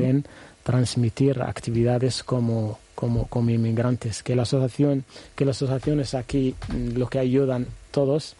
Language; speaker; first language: Spanish; non-native, learner; Arabic